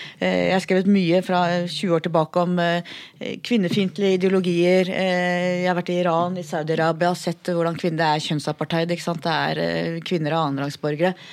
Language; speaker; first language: Norwegian; native; Norwegian